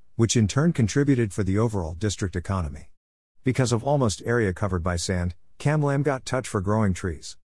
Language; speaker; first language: English; non-native, fluent; Vietnamese